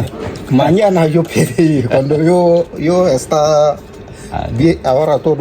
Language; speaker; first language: Spanish; non-native, learner; Bambara